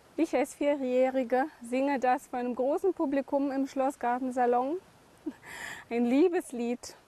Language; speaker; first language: German; native; German